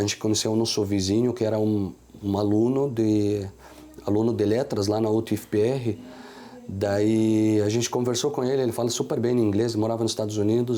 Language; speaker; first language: Portuguese; non-native, fluent; Arabic